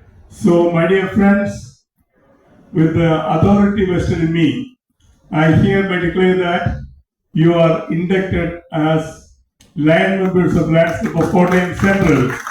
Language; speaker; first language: English; non-native, local second language; Malayalam